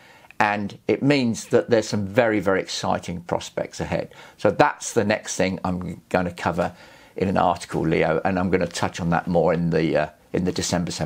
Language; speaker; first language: English; native; English